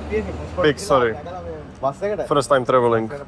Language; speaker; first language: English; non-native, learner; Czech